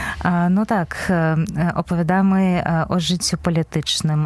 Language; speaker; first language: Polish; non-native, fluent; Belarusian